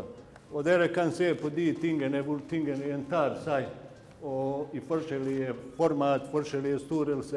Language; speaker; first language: Norwegian; non-native, fluent; Bosnian